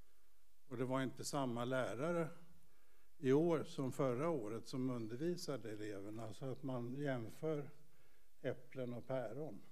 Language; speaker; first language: Swedish; native; Swedish